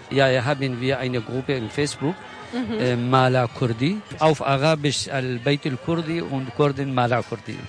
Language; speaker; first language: German; non-native, learner; Kurdish